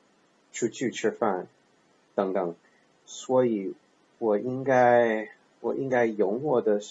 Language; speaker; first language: Chinese; non-native, learner; English